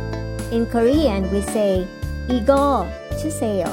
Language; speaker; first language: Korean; non-native, learner; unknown